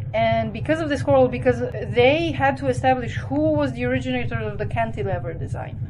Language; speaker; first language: English; non-native, fluent; Romanian